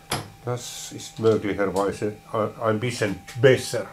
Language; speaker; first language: German; non-native, learner; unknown